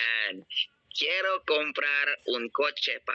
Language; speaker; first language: Spanish; non-native, learner; Filipino